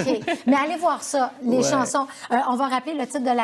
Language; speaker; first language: French; native; French